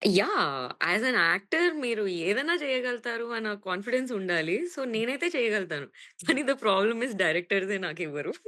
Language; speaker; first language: Telugu; native; Telugu